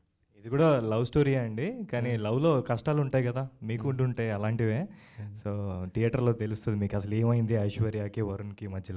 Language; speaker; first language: Telugu; native; Telugu